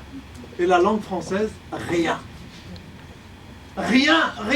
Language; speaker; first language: French; early bilingual, other home language; Arabic